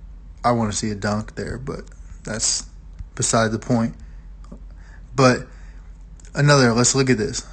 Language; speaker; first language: English; native; English